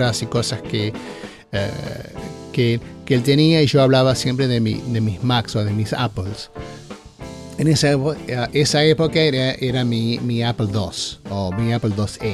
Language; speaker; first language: Spanish; native; Spanish